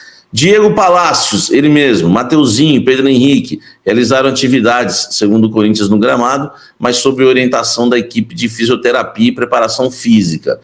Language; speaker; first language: Portuguese; native; Portuguese